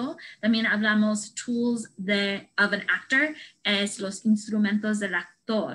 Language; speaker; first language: Spanish; non-native, learner; English